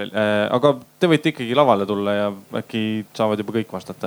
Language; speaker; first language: Estonian; native; Estonian